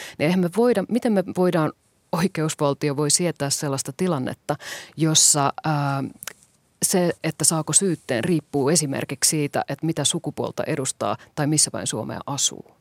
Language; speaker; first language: Finnish; native; Finnish